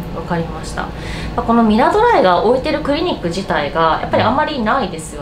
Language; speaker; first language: Japanese; native; Japanese